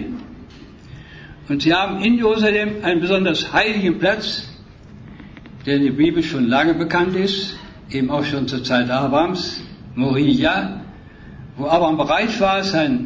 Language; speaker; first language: German; native; German